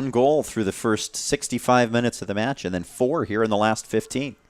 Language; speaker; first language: English; native; English